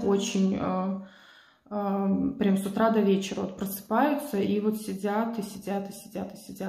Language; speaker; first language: Russian; native; Russian